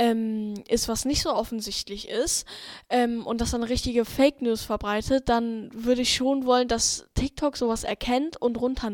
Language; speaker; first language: German; native; German